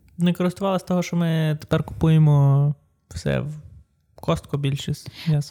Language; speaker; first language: Ukrainian; native; Ukrainian